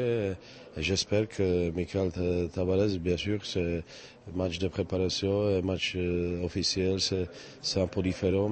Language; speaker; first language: French; non-native, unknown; Czech